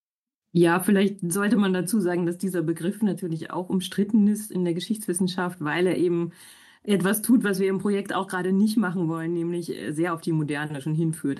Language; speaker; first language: German; native; German